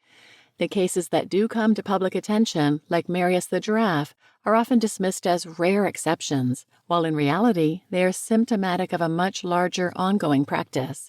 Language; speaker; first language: English; native; English